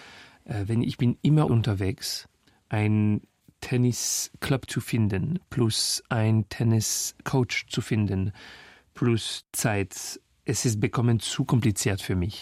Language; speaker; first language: German; non-native, fluent; French